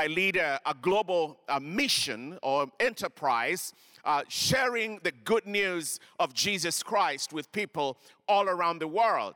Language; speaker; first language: English; non-native, local second language; Luyia